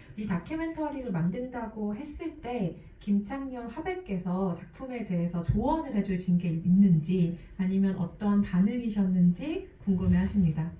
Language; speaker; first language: Korean; native; Korean